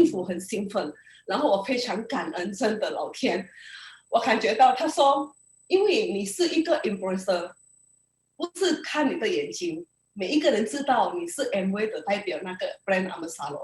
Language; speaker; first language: Chinese; early bilingual, heritage; Indonesian